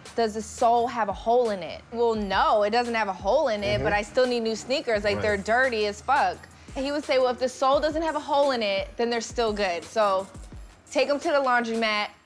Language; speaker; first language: English; native; English